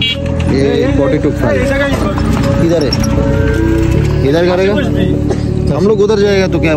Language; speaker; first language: Hindi; non-native, learner; Bangla